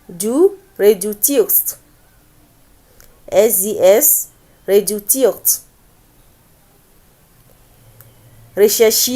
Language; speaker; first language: German; non-native, learner; French